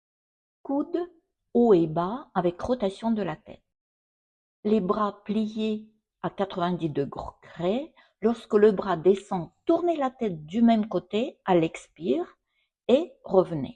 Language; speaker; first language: French; non-native, fluent; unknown